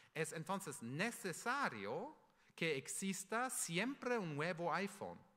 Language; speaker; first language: Spanish; non-native, fluent; German